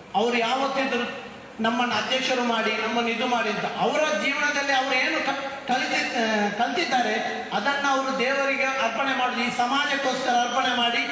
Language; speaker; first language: Kannada; non-native, local second language; Badaga